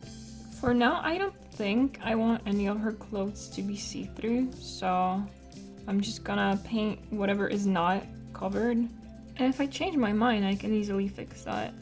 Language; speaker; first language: English; non-native, fluent; Polish